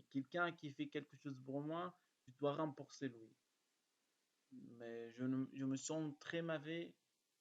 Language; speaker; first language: French; non-native, learner; Arabic